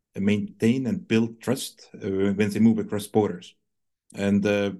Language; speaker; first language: English; non-native, fluent; Estonian